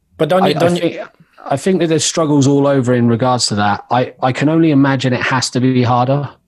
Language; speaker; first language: English; native; English